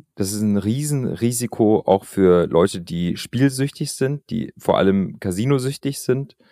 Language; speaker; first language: German; early bilingual, other home language; Albanian